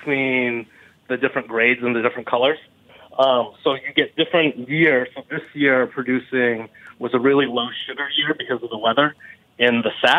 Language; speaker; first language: English; native; English